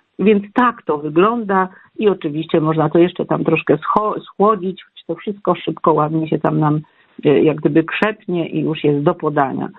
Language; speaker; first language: Polish; native; Polish